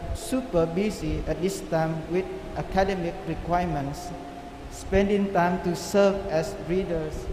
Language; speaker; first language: English; non-native, fluent; Vietnamese